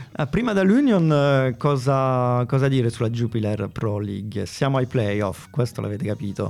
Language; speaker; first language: Italian; non-native, fluent; French